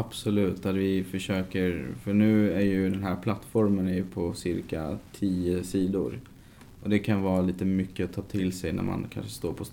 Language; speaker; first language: Swedish; native; Swedish